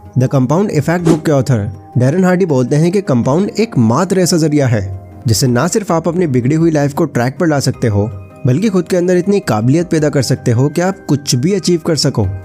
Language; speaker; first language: Hindi; native; Hindi